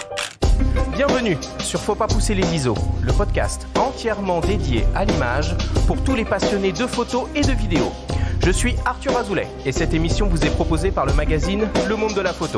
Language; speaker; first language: French; native; French